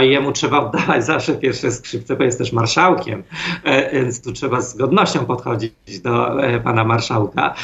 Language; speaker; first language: Polish; native; Polish